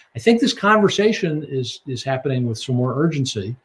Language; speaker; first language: English; native; English